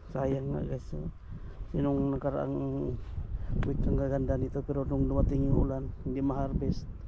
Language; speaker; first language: Filipino; non-native, local second language; Cebuano